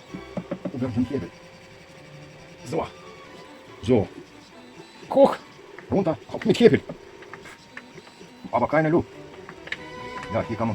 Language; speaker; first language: German; non-native, learner; Russian